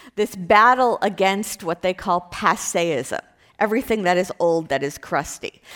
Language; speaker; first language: English; native; English